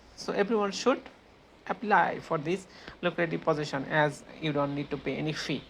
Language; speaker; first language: English; non-native, local second language; Bangla